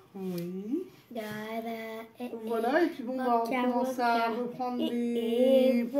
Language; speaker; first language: French; native; French